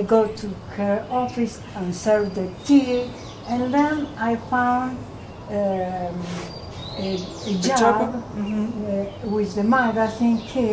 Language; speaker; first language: English; non-native, learner; Spanish